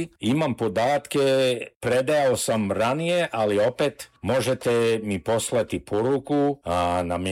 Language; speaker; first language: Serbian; early bilingual, heritage; Serbian